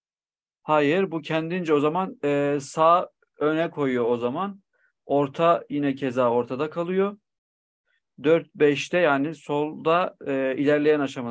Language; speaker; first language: Turkish; native; Turkish